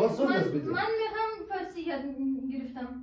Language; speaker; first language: Persian; non-native, learner; German